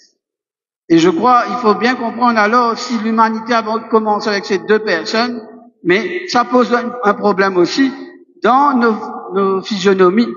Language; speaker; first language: French; non-native, local second language; Morisyen